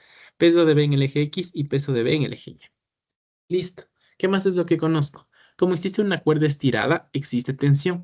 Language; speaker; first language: Spanish; native; Spanish